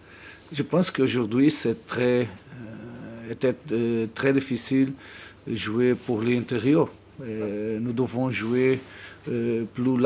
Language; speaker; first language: French; non-native, learner; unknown